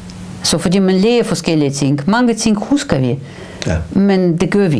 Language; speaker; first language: Danish; non-native, fluent; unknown